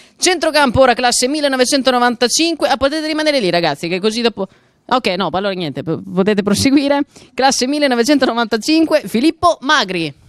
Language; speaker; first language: Italian; native; Italian